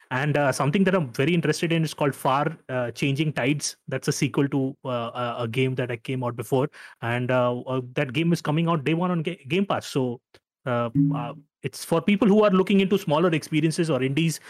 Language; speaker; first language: English; non-native, local second language; Hindi